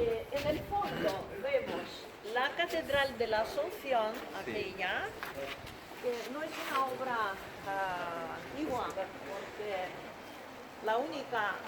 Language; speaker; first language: Spanish; non-native, fluent; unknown